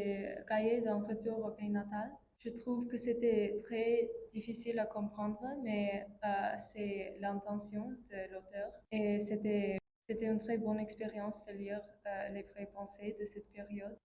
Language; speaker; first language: French; non-native, fluent; English